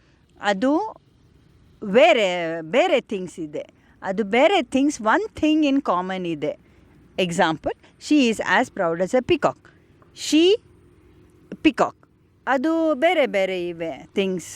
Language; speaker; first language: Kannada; non-native, learner; Konkani